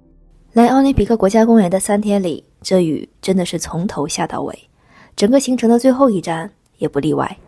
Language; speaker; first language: Chinese; native; Chinese